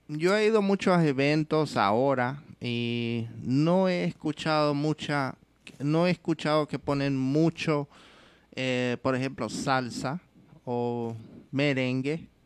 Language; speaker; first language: Spanish; early bilingual, heritage; Spanish